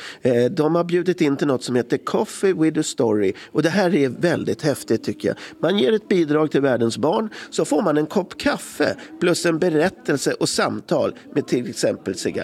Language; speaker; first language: Swedish; native; Swedish